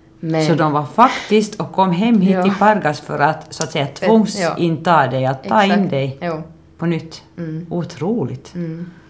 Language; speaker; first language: Swedish; native; Swedish